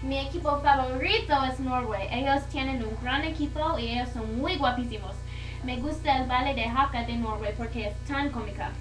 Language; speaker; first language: Spanish; non-native, learner; English